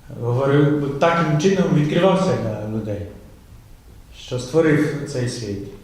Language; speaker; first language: Ukrainian; non-native, fluent; Polish